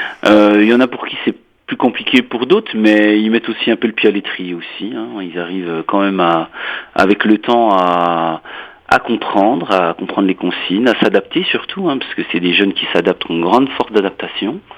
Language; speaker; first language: French; native; French